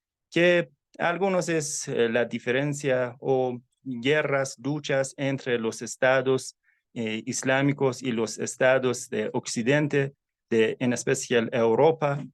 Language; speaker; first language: Spanish; non-native, fluent; Persian